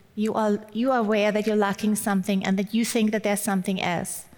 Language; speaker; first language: English; non-native, fluent; German